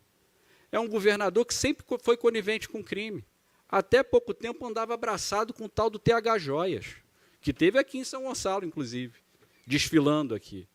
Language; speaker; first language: Portuguese; native; Portuguese